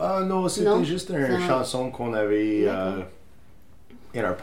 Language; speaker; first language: French; non-native, fluent; English